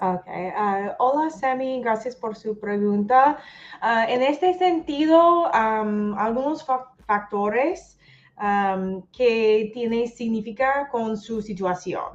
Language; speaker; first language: Spanish; non-native, learner; English